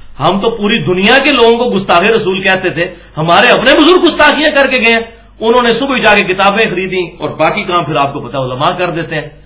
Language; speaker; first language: Urdu; non-native, local second language; Punjabi